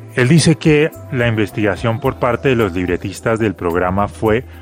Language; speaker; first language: Spanish; native; Spanish